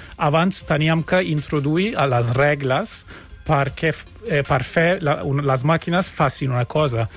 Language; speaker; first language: Catalan; non-native, fluent; Turkish